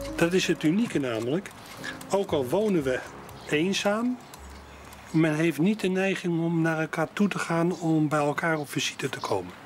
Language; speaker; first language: Dutch; native; Dutch